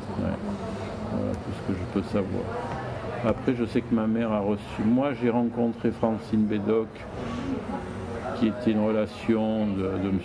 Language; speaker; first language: French; native; French